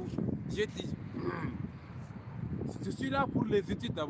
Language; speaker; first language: French; non-native, local second language; Wolof